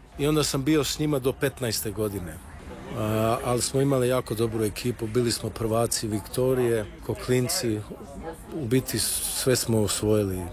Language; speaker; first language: Croatian; early bilingual, heritage; Croatian